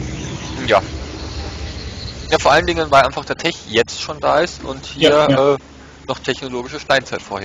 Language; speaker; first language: German; native; German